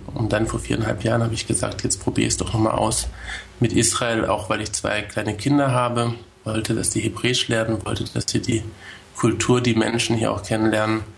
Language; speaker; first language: German; early bilingual, other home language; Hebrew